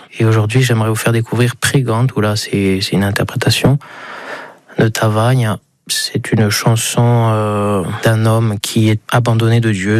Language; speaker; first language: French; native; French